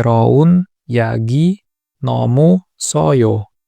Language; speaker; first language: Korean; non-native, fluent; Indonesian